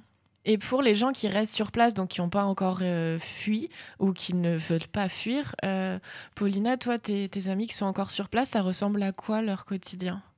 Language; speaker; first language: French; native; French